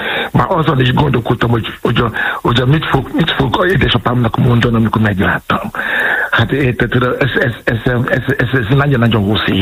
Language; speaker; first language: Hungarian; non-native, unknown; Yoruba